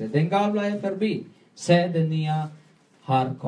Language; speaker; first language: Swedish; non-native, learner; Spanish